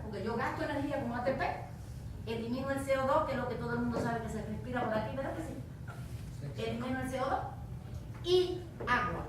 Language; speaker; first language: Spanish; native; Spanish